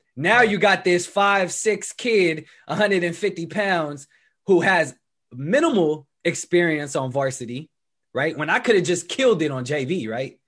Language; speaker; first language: English; native; English